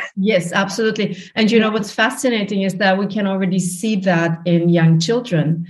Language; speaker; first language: English; non-native, fluent; German